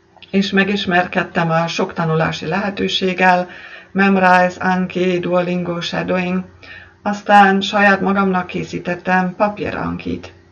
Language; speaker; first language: Hungarian; non-native, fluent; German